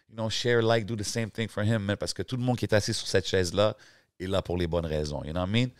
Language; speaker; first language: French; native; French